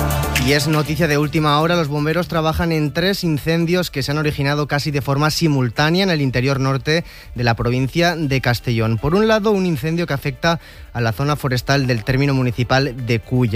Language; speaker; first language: Spanish; native; Spanish